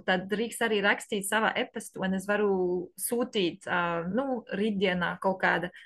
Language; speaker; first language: Latvian; non-native, learner; French